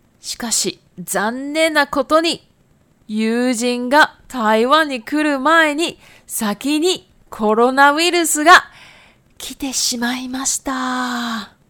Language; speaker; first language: Japanese; non-native, fluent; Chinese